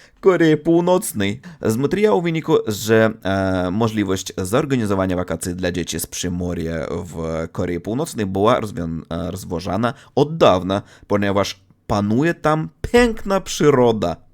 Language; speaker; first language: Polish; non-native, fluent; Russian